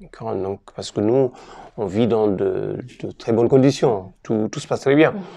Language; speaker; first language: French; native; French